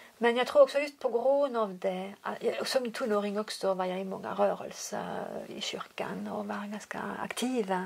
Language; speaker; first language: Swedish; non-native, fluent; French